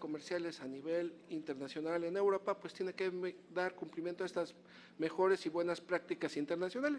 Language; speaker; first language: Spanish; native; Spanish